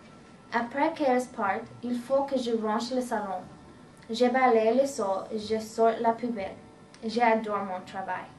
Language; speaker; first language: French; non-native, learner; English